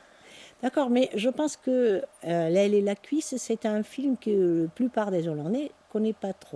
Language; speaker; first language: French; non-native, fluent; Dutch